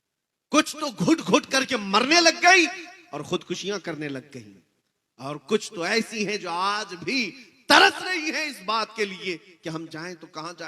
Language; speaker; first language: Hindi; native; Hindi